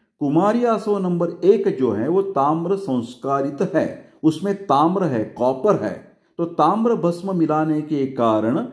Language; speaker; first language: Hindi; non-native, local second language; Marathi